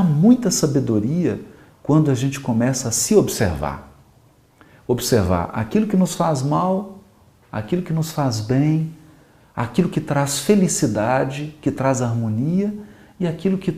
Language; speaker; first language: Portuguese; native; Portuguese